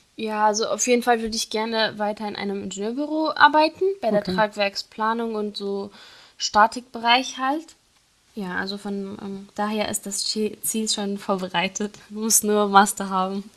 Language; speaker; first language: German; non-native, fluent; Arabic